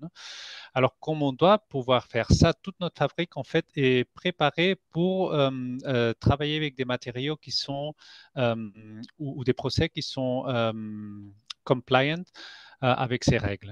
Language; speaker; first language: French; non-native, fluent; Spanish